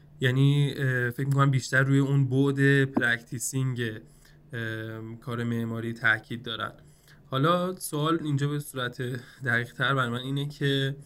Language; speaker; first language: Persian; native; Persian